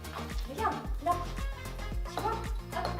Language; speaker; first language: French; native; French